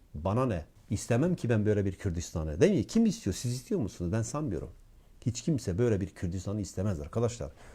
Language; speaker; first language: Turkish; non-native, local second language; Kurdish